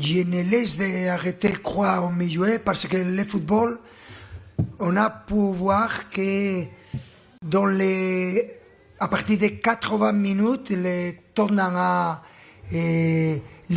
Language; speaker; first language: French; non-native, fluent; Spanish